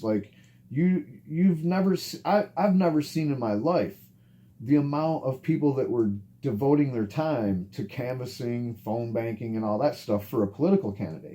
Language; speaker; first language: English; native; English